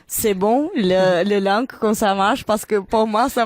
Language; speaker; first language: French; non-native, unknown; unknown